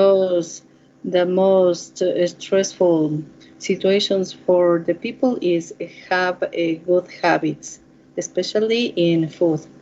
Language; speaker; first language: English; non-native, learner; Spanish